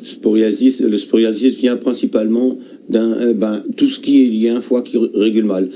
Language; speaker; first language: French; native; French